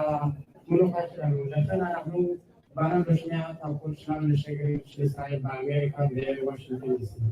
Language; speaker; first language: Hebrew; non-native, fluent; Tigrinya